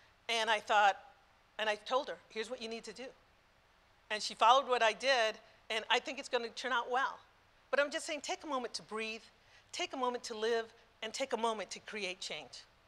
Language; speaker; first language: English; early bilingual, other home language; Spanish